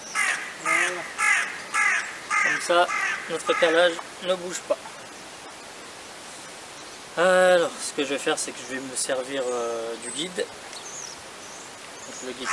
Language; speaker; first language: French; native; French